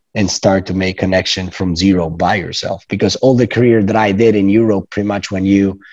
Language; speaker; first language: English; non-native, fluent; Italian